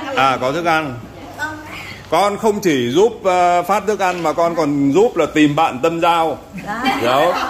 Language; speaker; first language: Vietnamese; native; Vietnamese